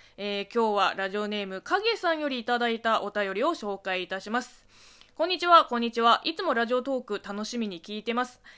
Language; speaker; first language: Japanese; non-native, fluent; Chinese